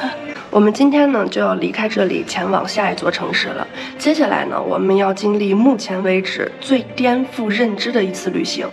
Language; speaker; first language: Chinese; native; Chinese